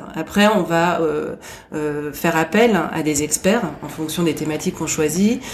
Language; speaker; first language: French; native; French